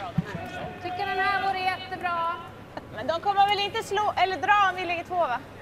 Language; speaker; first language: Swedish; native; Swedish